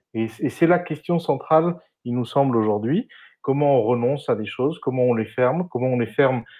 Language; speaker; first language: French; non-native, fluent; Spanish